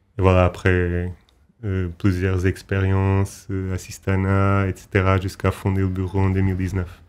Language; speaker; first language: French; non-native, fluent; Portuguese